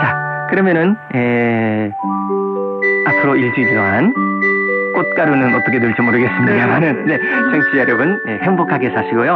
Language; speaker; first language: Korean; non-native, fluent; Japanese